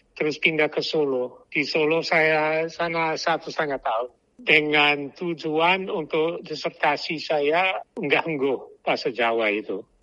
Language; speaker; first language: Indonesian; non-native, fluent; English